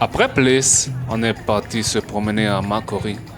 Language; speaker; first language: French; early bilingual, heritage; French